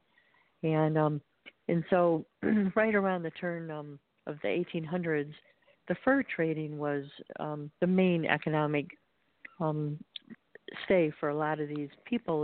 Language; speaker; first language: English; native; English